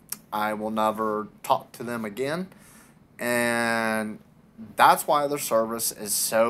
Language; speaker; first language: English; native; English